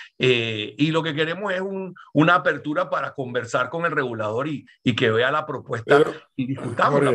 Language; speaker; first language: Spanish; native; Spanish